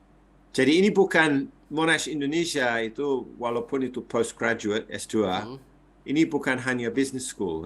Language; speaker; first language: Indonesian; non-native, fluent; English